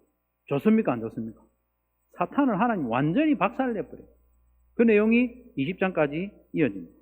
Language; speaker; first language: Korean; native; Korean